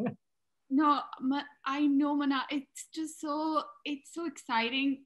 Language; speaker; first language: English; non-native, local second language; Urdu